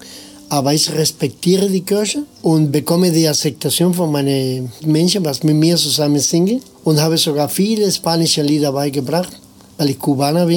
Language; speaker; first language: German; non-native, fluent; Spanish